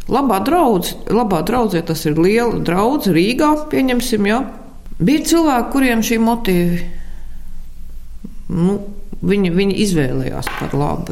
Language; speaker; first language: Latvian; native; Latvian